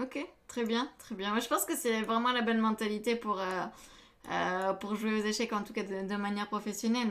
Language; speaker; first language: French; native; French